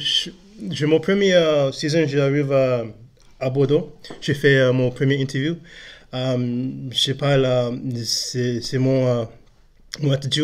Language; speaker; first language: French; non-native, learner; English